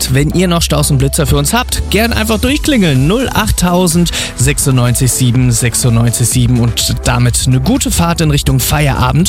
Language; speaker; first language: German; native; German